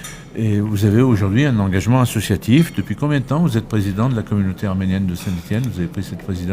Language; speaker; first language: French; native; French